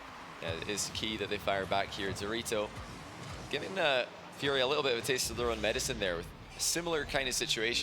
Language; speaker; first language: English; native; English